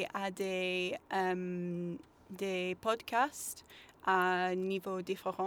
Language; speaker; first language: French; non-native, learner; English